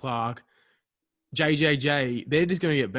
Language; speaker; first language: English; native; English